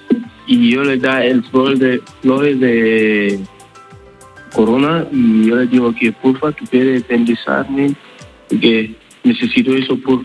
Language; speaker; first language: Spanish; non-native, learner; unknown